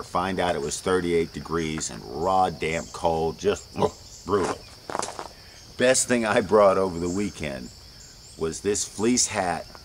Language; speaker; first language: English; native; English